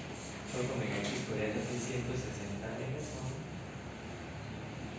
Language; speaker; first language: Spanish; native; Spanish